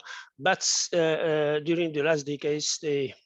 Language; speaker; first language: English; non-native, fluent; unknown